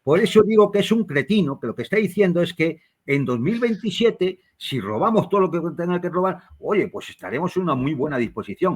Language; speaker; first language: Spanish; native; Spanish